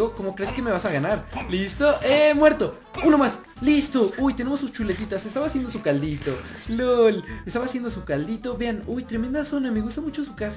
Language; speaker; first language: Spanish; native; Spanish